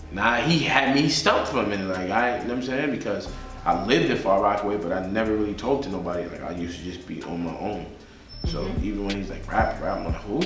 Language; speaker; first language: English; native; English